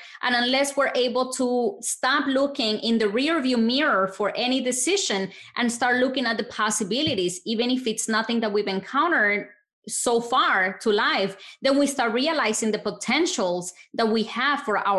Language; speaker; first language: English; non-native, fluent; Spanish